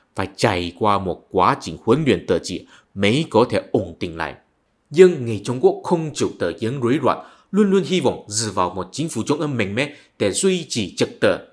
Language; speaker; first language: Vietnamese; non-native, fluent; Chinese